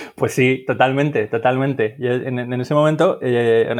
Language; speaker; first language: Spanish; native; Spanish